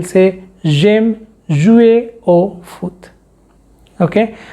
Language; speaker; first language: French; non-native, fluent; Hindi